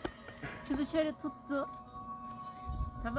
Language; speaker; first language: Turkish; native; Turkish